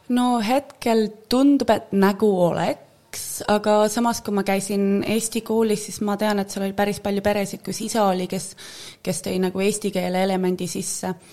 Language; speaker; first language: Estonian; native; Estonian